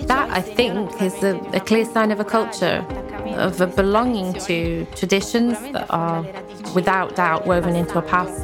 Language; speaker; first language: English; non-native, fluent; Ladin